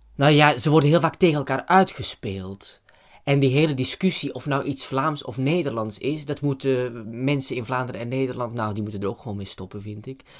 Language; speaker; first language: Dutch; native; Dutch